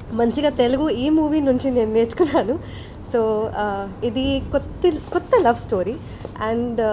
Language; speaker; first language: Telugu; non-native, learner; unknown